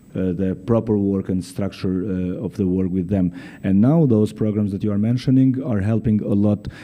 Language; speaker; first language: English; non-native, fluent; Albanian